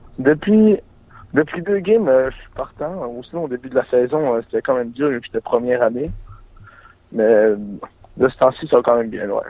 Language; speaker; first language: French; native; French